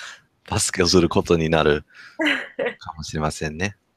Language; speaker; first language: Japanese; non-native, learner; English